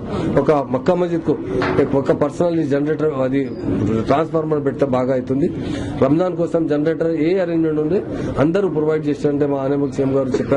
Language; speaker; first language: Telugu; non-native, local second language; Urdu